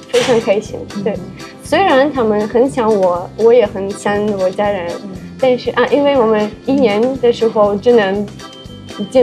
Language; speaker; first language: Chinese; non-native, fluent; Russian